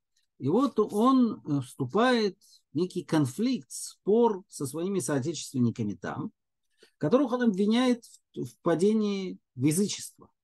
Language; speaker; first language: Russian; native; Russian